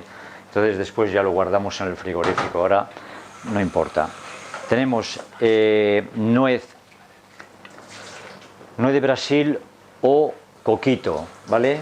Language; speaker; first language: Spanish; native; Spanish